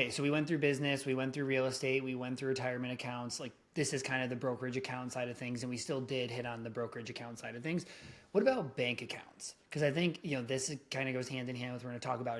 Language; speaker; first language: English; native; English